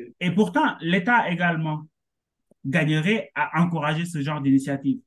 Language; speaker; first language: French; non-native, local second language; Wolof